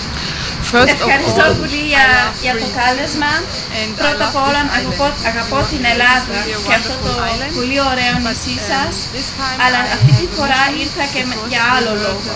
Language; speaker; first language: Greek; early bilingual, heritage; Greek